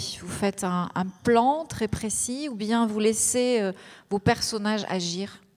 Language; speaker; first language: French; native; French